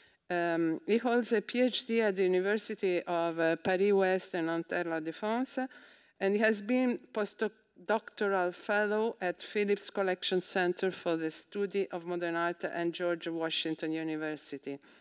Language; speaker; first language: English; non-native, fluent; Italian